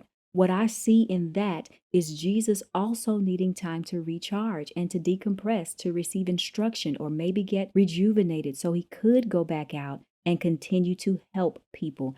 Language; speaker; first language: English; native; English